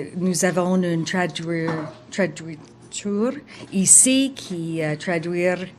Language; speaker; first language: French; non-native, learner; English